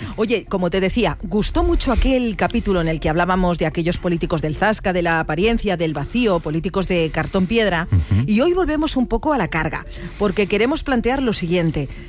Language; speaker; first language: Spanish; native; Spanish